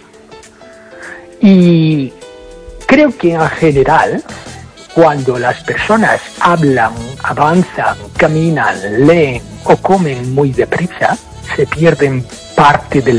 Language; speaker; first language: Spanish; non-native, fluent; English